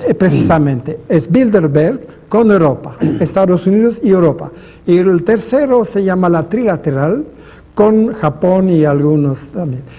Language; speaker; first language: Spanish; non-native, fluent; French